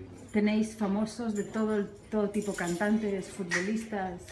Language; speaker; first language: Spanish; native; Spanish